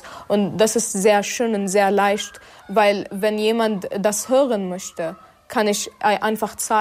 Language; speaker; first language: German; non-native, fluent; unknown